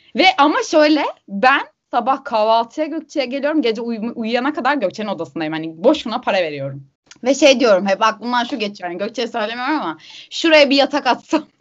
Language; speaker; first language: Turkish; native; Turkish